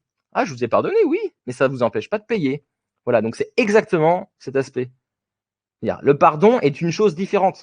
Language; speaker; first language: French; native; French